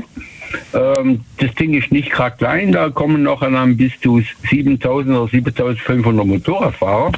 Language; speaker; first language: German; native; German